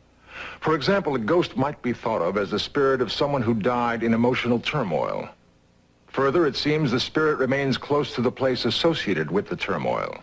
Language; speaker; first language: English; native; English